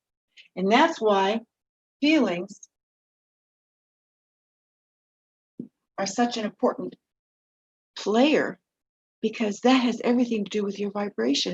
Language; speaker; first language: English; native; English